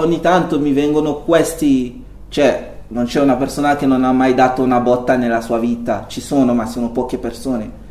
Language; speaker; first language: Italian; non-native, fluent; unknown